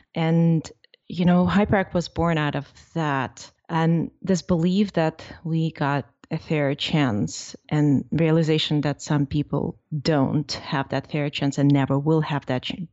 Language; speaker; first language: English; non-native, fluent; Russian